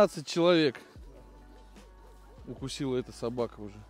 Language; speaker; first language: Russian; native; Russian